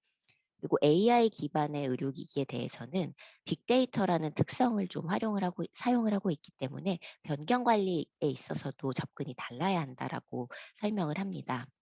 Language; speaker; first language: Korean; native; Korean